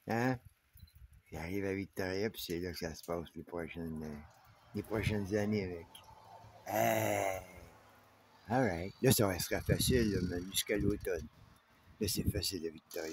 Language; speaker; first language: French; native; French